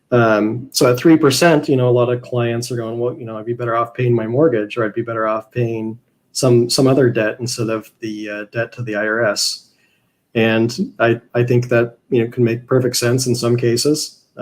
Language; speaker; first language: English; native; English